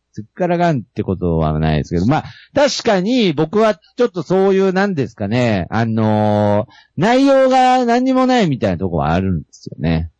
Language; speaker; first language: Japanese; native; Japanese